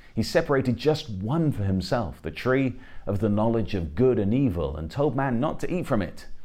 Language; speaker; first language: English; native; English